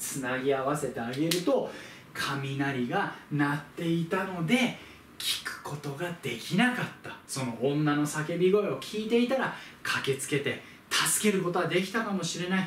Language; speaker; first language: Japanese; native; Japanese